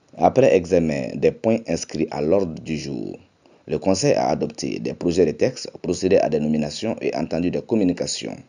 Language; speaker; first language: French; non-native, local second language; Bambara